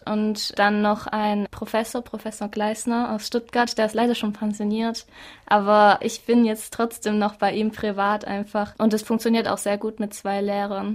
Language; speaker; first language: German; native; German